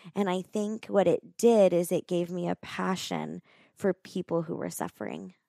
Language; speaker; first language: English; native; English